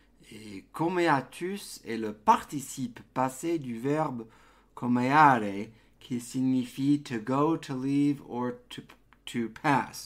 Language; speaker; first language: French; non-native, fluent; English